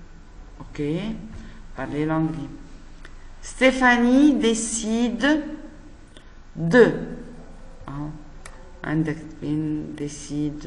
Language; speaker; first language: French; non-native, fluent; Arabic